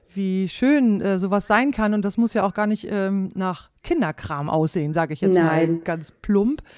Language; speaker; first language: German; non-native, local second language; Low German